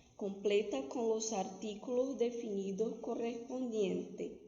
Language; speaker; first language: Spanish; non-native, fluent; Portuguese